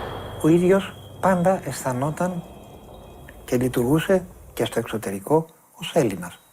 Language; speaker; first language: Greek; native; Greek